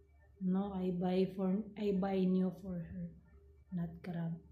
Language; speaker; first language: English; non-native, local second language; Filipino